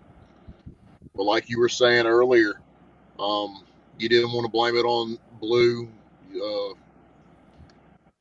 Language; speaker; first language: English; native; English